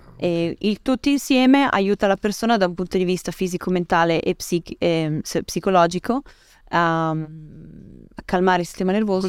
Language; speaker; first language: Italian; early bilingual, other home language; English